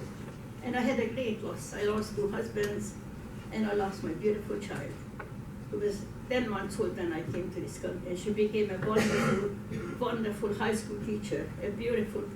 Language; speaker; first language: English; non-native, fluent; Hungarian